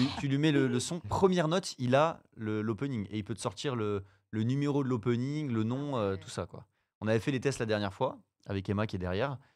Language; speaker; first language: French; native; French